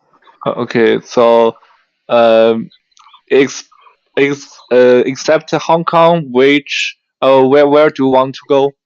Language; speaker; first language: English; non-native, learner; Chinese